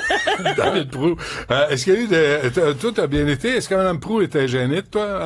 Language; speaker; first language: French; native; French